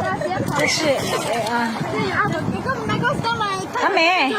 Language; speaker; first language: Chinese; non-native, fluent; Hmong